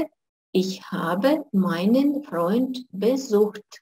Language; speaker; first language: German; non-native, fluent; Russian